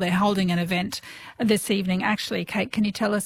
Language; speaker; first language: English; native; English